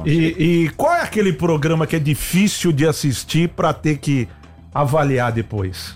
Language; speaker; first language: Portuguese; native; Portuguese